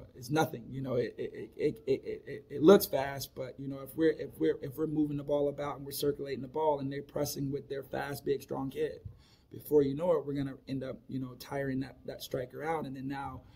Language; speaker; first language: English; native; English